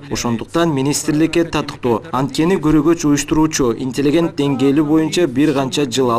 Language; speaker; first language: Kyrgyz; native; Kyrgyz